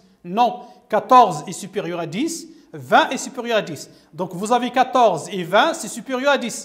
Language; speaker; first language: French; non-native, local second language; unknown